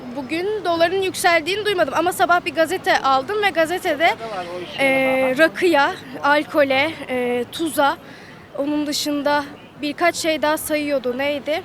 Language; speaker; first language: Turkish; native; Turkish